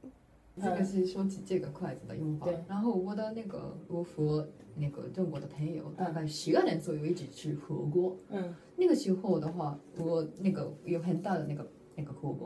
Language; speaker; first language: Chinese; non-native, learner; Japanese